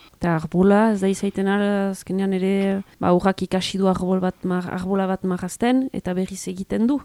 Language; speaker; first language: Basque; native; Basque